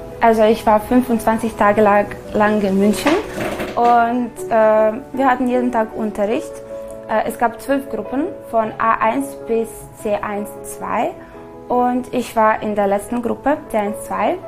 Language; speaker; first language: German; non-native, fluent; Serbian